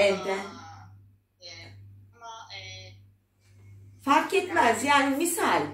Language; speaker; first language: Turkish; non-native, fluent; Arabic